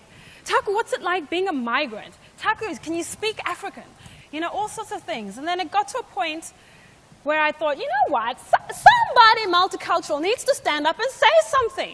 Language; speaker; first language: English; non-native, local second language; Shona